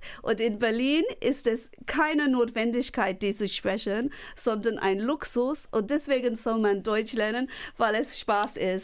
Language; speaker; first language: German; non-native, fluent; English